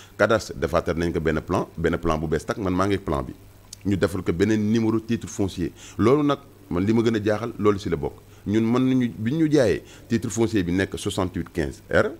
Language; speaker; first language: Wolof; native; Wolof